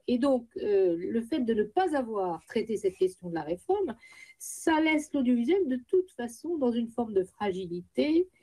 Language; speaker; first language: French; native; French